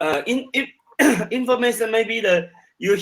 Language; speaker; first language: English; non-native, learner; Chinese